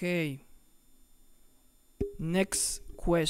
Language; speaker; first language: English; non-native, fluent; Spanish